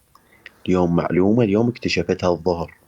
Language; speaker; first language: Arabic; native; Arabic